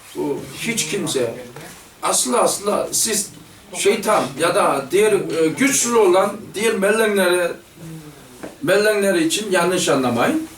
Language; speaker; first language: Turkish; non-native, fluent; Korean